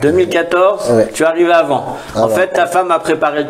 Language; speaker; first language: French; native; French